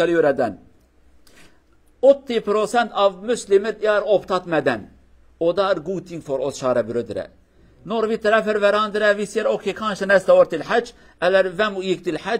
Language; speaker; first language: Swedish; non-native, fluent; Kurdish